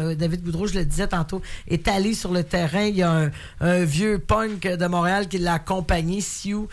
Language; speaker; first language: French; native; French